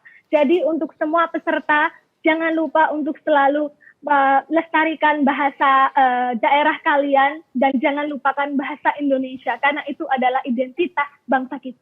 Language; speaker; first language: Indonesian; non-native, local second language; Javanese